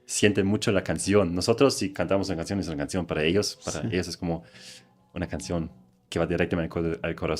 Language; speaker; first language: Spanish; non-native, fluent; German